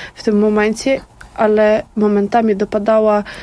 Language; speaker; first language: Polish; non-native, fluent; Ukrainian